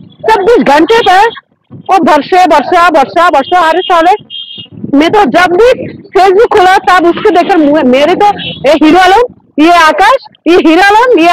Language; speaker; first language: Hindi; non-native, learner; Bangla